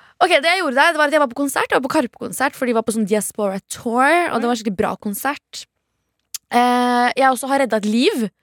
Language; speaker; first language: Norwegian; native; Norwegian